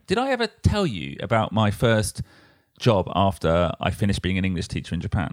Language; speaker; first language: English; native; English